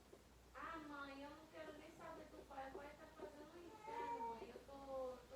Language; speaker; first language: Portuguese; native; Portuguese